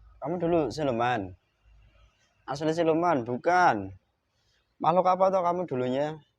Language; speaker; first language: Indonesian; native; Indonesian